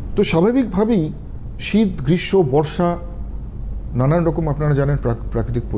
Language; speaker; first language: Bangla; native; Bangla